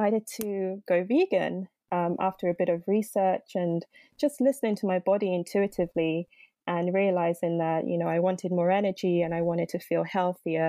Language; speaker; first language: English; non-native, local second language; Yoruba